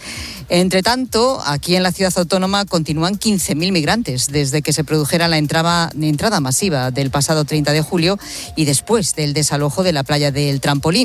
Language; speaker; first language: Spanish; native; Spanish